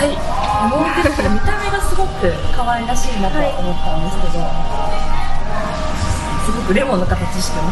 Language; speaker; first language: Japanese; native; Japanese